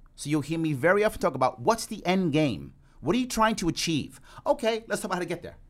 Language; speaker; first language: English; native; English